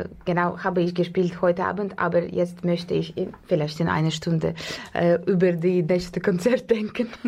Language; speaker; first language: German; non-native, learner; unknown